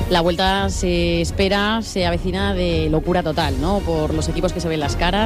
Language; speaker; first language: Spanish; native; Spanish